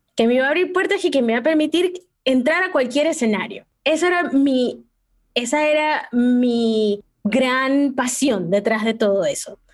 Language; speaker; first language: Spanish; native; Spanish